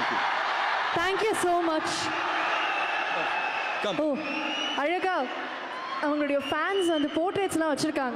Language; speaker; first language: Tamil; native; Tamil